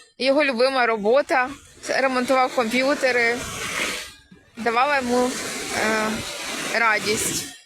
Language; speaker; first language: Ukrainian; native; Ukrainian